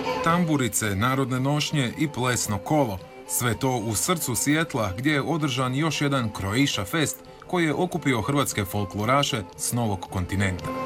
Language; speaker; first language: Serbian; native; Serbian